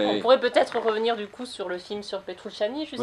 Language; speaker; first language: French; native; French